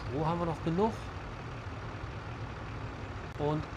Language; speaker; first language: German; native; German